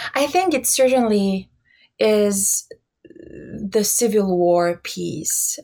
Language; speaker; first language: English; early bilingual, other home language; Albanian